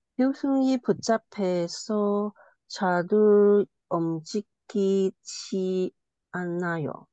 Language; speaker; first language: Korean; non-native, learner; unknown